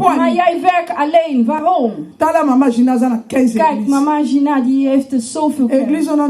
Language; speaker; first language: Dutch; non-native, learner; Lingala